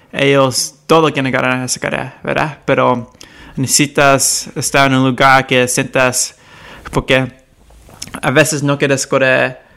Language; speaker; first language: Spanish; early bilingual, heritage; Spanish